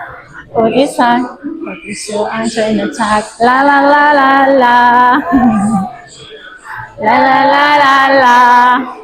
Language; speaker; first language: German; non-native, learner; Indonesian